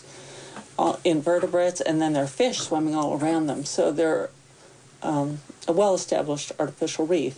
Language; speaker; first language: English; native; English